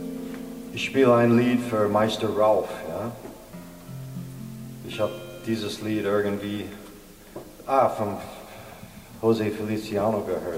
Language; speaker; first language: German; non-native, fluent; English